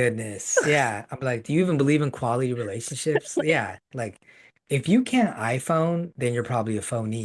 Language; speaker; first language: English; native; English